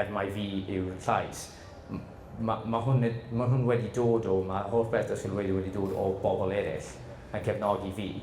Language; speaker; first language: Welsh; non-native, fluent; English